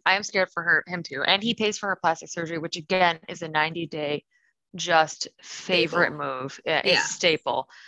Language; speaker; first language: English; native; English